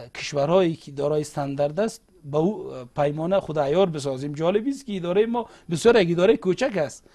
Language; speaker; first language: Persian; non-native, local second language; Uzbek